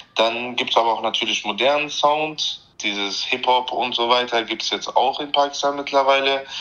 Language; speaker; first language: German; early bilingual, other home language; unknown